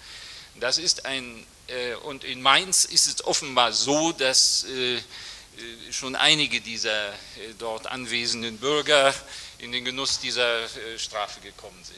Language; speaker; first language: German; native; German